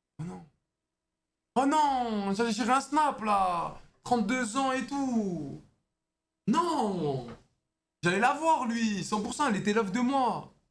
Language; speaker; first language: French; native; French